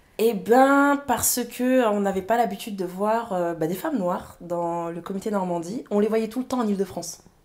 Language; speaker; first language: French; early bilingual, other home language; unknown